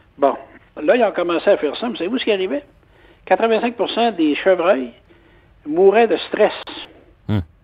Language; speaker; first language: French; native; French